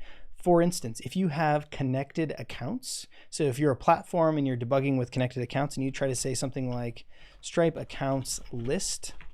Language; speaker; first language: English; native; English